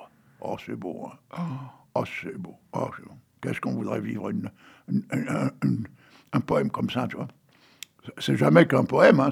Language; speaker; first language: French; native; French